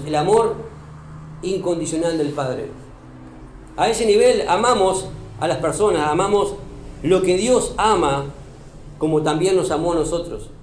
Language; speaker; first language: Spanish; native; Spanish